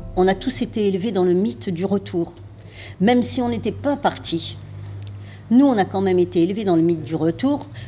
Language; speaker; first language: French; early bilingual, other home language; Arabic